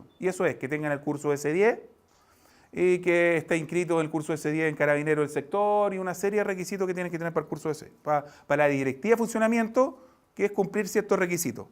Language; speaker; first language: Spanish; native; Spanish